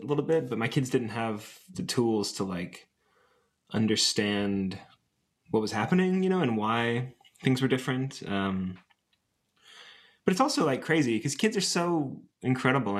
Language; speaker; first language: English; native; English